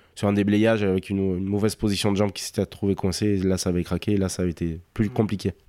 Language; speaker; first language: French; native; French